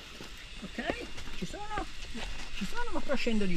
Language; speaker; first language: Italian; native; Italian